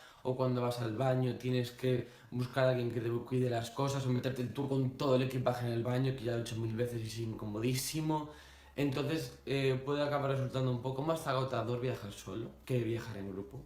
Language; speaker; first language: Spanish; native; Spanish